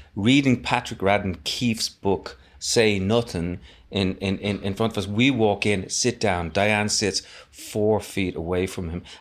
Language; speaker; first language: English; native; English